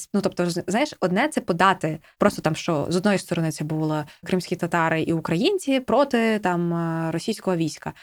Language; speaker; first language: Ukrainian; native; Ukrainian